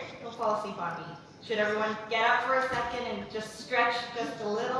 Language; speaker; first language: English; native; English